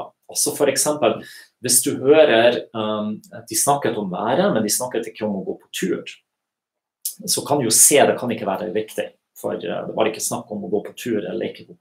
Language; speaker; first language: Norwegian; non-native, fluent; German